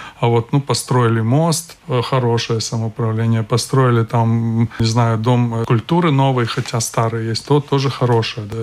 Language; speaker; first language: Russian; non-native, local second language; Latvian